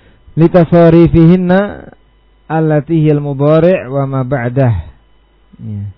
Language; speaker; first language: Arabic; non-native, fluent; Indonesian